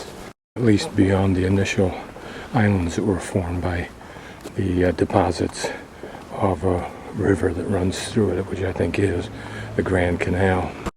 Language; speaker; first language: English; native; English